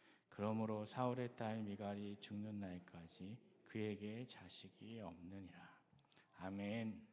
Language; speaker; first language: Korean; native; Korean